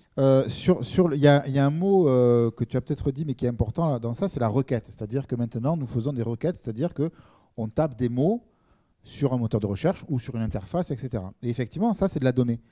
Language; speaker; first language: French; native; French